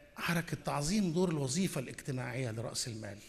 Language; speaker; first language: Arabic; native; Arabic